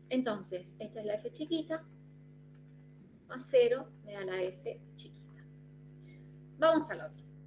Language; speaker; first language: Spanish; native; Spanish